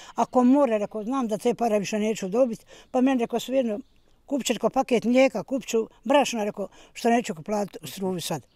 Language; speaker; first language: Croatian; native; Croatian